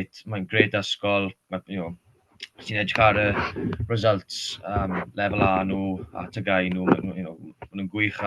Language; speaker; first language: Welsh; native; Welsh